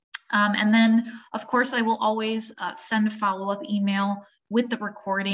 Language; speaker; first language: English; native; English